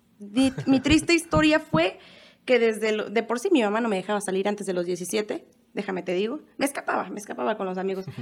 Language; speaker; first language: Spanish; native; Spanish